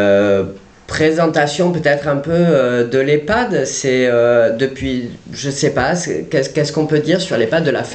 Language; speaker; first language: French; native; French